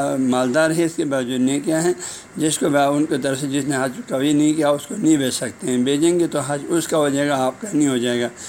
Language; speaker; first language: Urdu; non-native, local second language; Balti